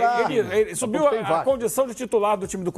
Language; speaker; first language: Portuguese; native; Portuguese